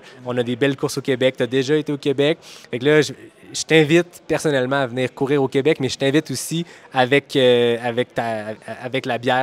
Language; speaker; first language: French; native; French